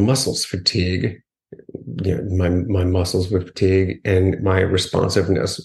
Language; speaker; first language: English; native; English